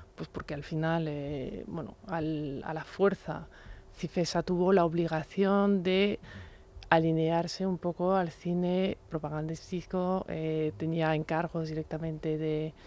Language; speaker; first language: Spanish; non-native, fluent; French